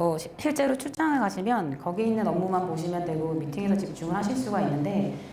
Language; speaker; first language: Korean; native; Korean